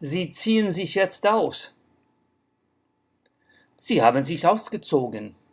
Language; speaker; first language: German; non-native, fluent; English